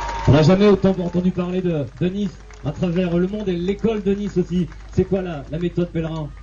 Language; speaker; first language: French; native; French